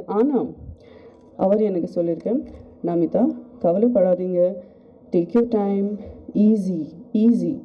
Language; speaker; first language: Tamil; non-native, learner; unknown